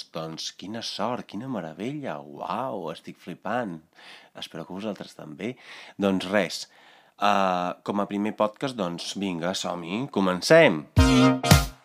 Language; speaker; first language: Catalan; non-native, fluent; Italian